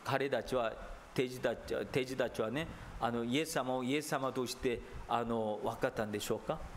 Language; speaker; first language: Japanese; non-native, fluent; Korean